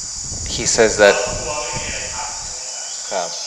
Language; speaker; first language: Thai; non-native, fluent; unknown